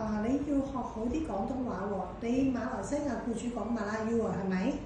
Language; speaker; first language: Cantonese; native; Cantonese